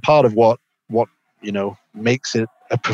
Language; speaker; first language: English; native; English